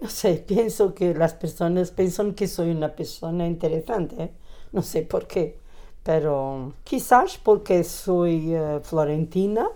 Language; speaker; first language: Spanish; non-native, fluent; Portuguese